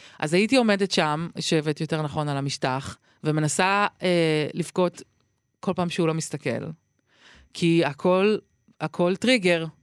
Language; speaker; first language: Hebrew; native; Hebrew